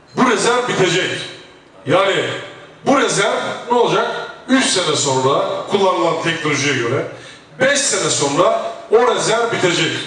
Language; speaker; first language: Turkish; native; Turkish